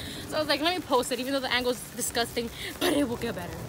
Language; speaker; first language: English; early bilingual, other home language; Spanish